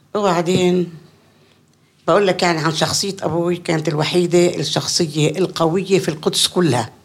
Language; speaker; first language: Arabic; native; Arabic